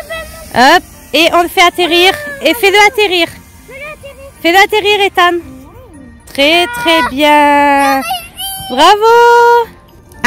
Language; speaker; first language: French; native; French